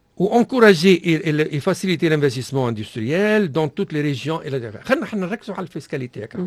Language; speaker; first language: French; non-native, local second language; Arabic